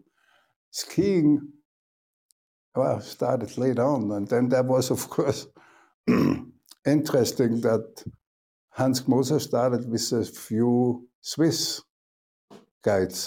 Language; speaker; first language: English; non-native, fluent; German